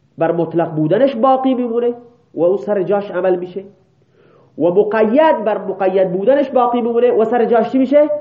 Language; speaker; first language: Persian; non-native, local second language; Baluchi